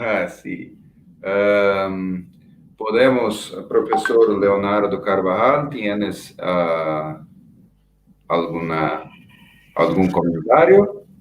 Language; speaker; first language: Spanish; non-native, fluent; Portuguese